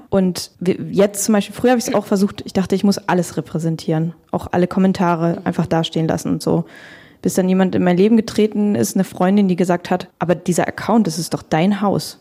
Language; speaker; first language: German; early bilingual, other home language; Russian